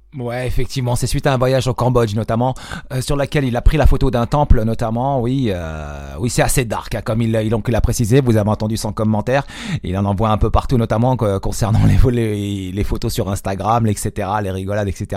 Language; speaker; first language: French; native; French